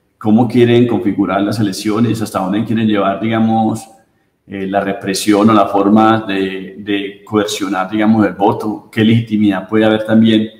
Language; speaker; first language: Spanish; native; Spanish